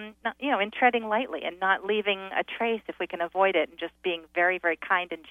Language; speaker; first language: English; native; English